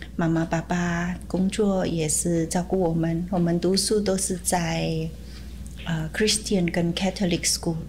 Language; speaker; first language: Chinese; non-native, fluent; Indonesian